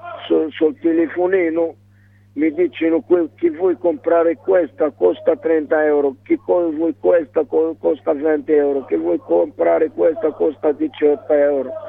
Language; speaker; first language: Italian; non-native, learner; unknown